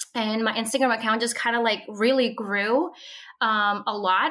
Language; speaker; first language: English; early bilingual, other home language; Spanish